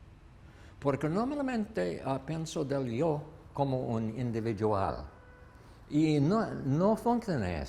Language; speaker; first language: Spanish; non-native, learner; English